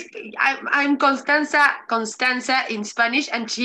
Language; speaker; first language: English; non-native, learner; Spanish